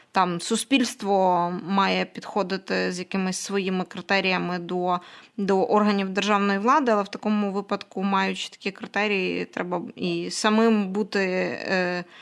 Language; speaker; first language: Ukrainian; native; Ukrainian